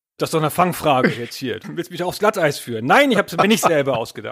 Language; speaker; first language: German; native; German